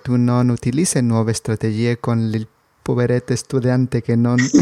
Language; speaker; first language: Italian; non-native, fluent; Spanish